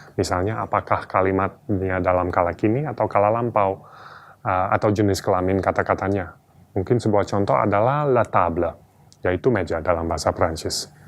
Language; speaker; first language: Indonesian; non-native, fluent; English